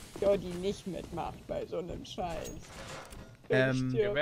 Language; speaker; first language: German; native; German